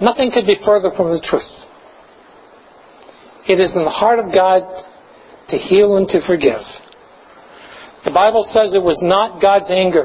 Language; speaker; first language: English; native; English